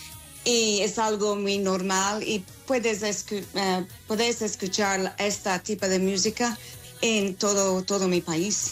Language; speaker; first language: Spanish; non-native, fluent; English